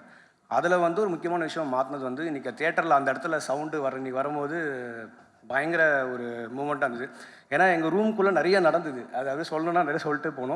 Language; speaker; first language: Tamil; native; Tamil